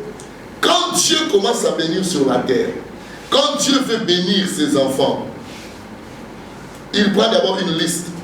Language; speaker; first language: French; non-native, local second language; Lingala